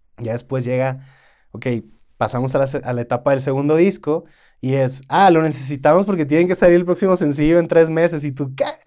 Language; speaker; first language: Spanish; native; Spanish